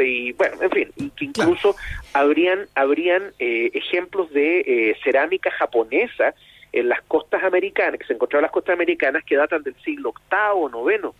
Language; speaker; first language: Spanish; native; Spanish